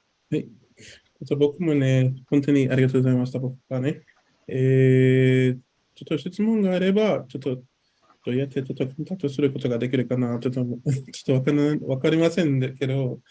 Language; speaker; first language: Japanese; non-native, learner; English